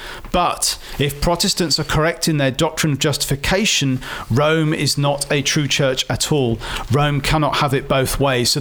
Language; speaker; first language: English; native; English